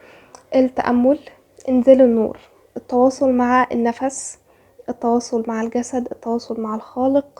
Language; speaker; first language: Arabic; native; Arabic